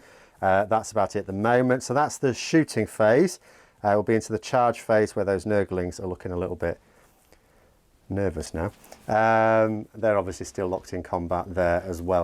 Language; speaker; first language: English; native; English